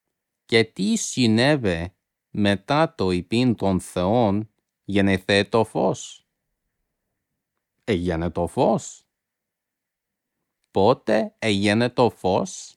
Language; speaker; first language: Greek; non-native, fluent; English